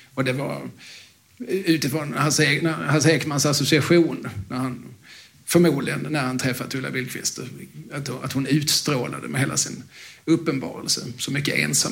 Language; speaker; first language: Swedish; native; Swedish